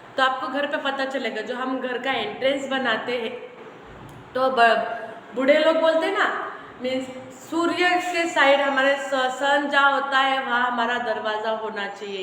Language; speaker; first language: Hindi; non-native, local second language; Marathi